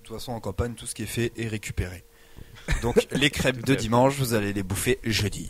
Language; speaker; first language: French; native; French